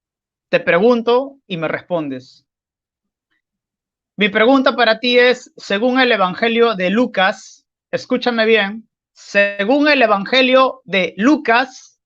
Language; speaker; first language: Spanish; native; Spanish